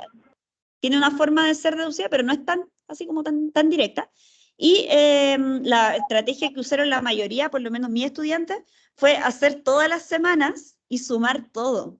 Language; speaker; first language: Spanish; native; Spanish